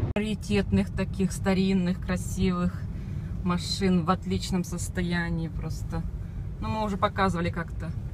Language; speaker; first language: Russian; native; Russian